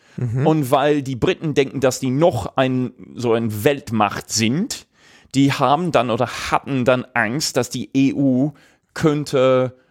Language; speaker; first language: German; non-native, fluent; English